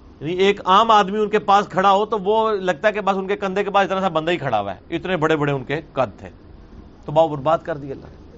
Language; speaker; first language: Urdu; non-native, local second language; Punjabi